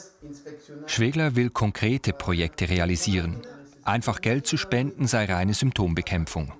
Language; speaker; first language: German; native; German